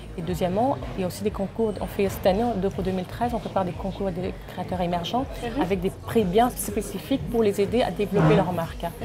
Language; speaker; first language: French; early bilingual, other home language; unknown